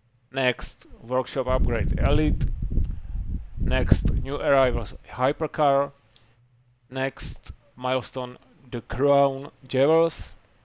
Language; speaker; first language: English; non-native, learner; Czech